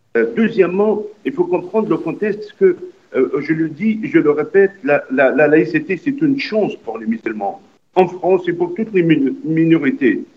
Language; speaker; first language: French; non-native, local second language; Arabic